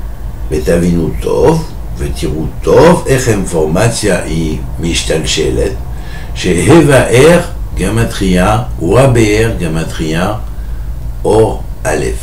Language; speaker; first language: Hebrew; non-native, fluent; French